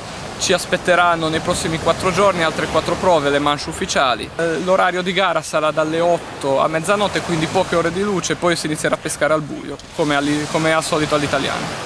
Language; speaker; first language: Italian; native; Italian